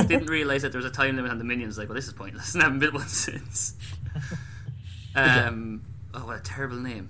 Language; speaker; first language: English; native; English